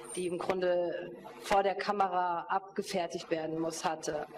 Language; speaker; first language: German; native; German